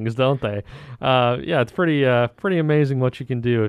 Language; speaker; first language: English; native; English